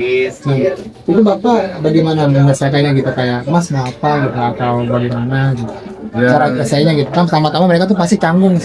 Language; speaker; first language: Indonesian; native; Indonesian